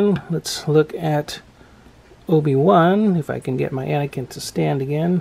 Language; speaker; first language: English; native; English